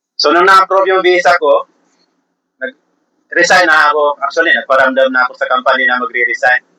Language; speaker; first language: Filipino; non-native, local second language; Cebuano